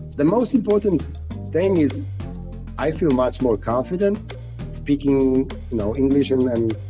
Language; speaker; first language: English; non-native, fluent; Polish